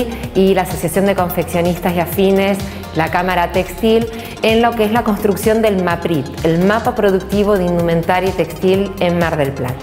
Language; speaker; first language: Spanish; native; Spanish